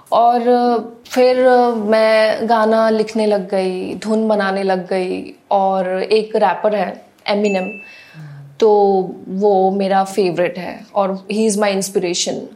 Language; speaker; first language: Hindi; non-native, local second language; Assamese